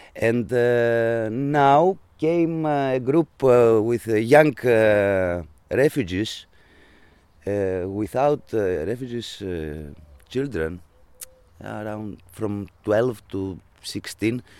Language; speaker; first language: English; non-native, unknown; Greek